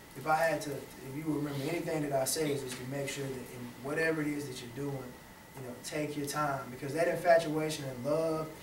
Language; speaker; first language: English; native; English